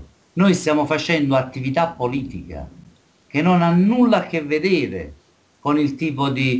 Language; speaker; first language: Italian; native; Italian